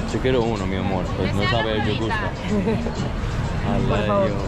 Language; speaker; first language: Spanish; non-native, learner; English